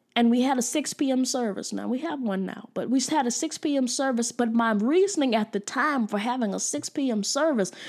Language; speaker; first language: English; native; English